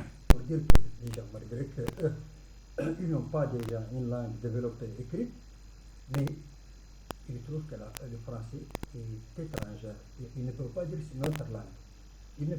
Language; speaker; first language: French; non-native, local second language; Arabic